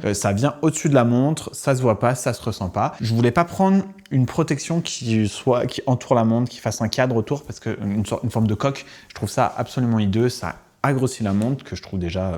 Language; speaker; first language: French; native; French